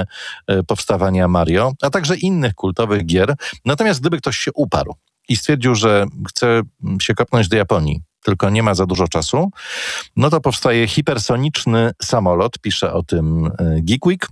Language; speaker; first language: Polish; native; Polish